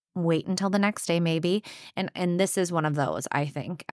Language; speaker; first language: English; native; English